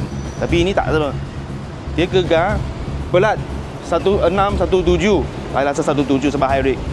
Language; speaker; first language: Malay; non-native, local second language; Chinese